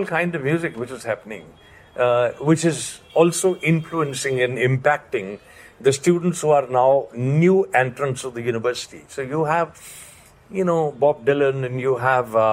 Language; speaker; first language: English; non-native, local second language; Punjabi